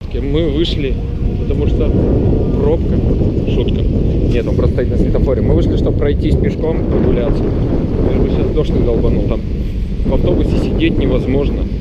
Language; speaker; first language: Russian; early bilingual, heritage; Russian